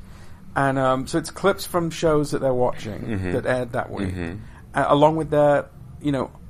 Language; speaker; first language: English; native; English